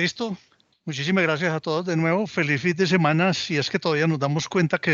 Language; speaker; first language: Spanish; native; Spanish